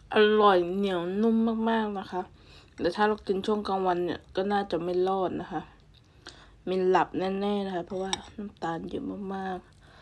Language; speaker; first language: Thai; non-native, local second language; Northeastern Thai